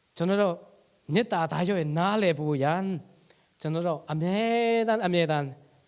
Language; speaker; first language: Burmese; non-native, local second language; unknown